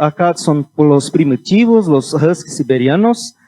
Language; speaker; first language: Spanish; non-native, fluent; Portuguese